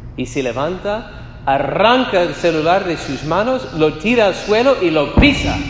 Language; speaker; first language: Spanish; non-native, fluent; English